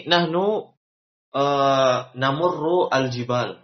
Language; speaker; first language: Arabic; non-native, fluent; Indonesian